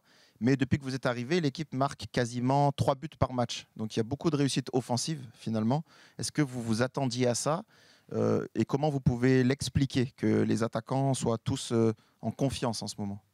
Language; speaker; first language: French; native; French